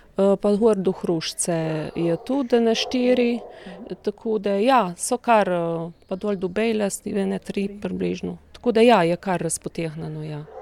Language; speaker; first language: Slovenian; native; Slovenian